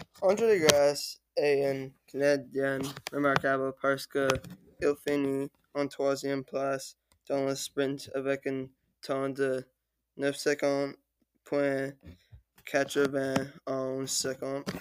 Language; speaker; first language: French; non-native, learner; English